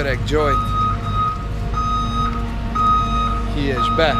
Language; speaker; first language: Hungarian; native; Hungarian